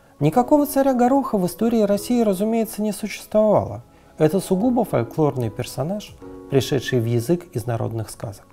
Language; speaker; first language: Russian; native; Russian